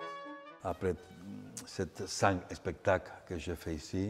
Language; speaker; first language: French; non-native, fluent; Catalan